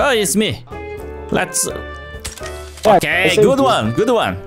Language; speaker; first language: English; non-native, learner; Portuguese